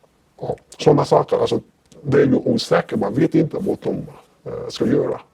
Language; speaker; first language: Swedish; non-native, fluent; Cantonese